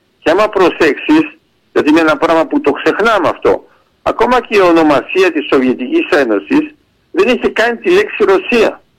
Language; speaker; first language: Greek; early bilingual, heritage; Greek